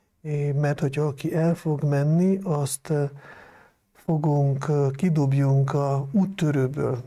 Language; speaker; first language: Hungarian; non-native, local second language; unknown